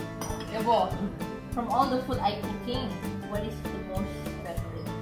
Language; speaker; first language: English; non-native, fluent; Indonesian